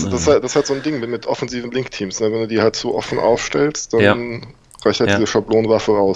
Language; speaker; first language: German; native; German